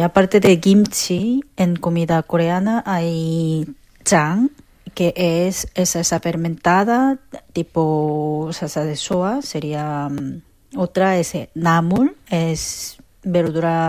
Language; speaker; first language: Spanish; non-native, fluent; Korean